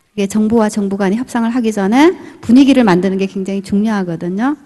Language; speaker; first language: Korean; native; Korean